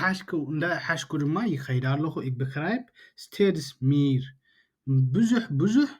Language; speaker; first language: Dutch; non-native, learner; Tigrinya